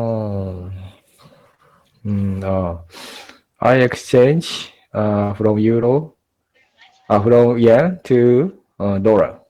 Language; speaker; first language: English; non-native, learner; Japanese